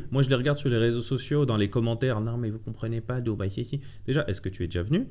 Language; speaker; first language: French; non-native, local second language; Arabic